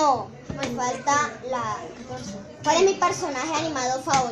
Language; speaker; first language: Spanish; native; Spanish